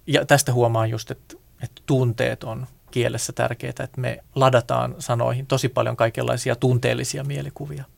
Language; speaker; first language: Finnish; native; Finnish